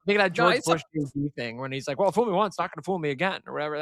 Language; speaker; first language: English; native; English